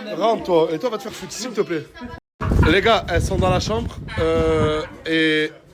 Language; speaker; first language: French; native; French